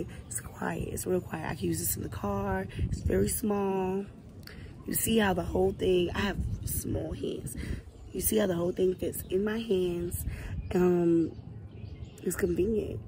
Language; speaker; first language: English; native; English